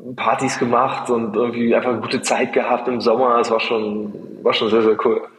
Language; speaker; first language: German; native; German